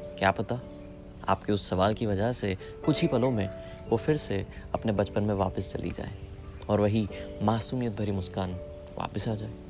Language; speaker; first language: Hindi; non-native, local second language; Gujarati